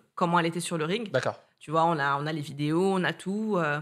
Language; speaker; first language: French; native; French